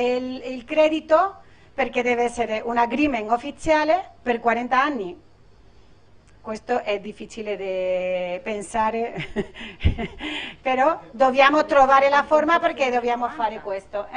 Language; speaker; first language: Italian; non-native, learner; Spanish